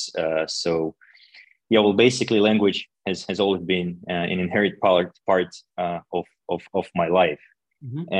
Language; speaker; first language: English; non-native, fluent; Russian